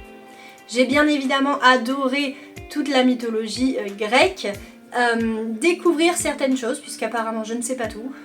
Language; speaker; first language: French; native; French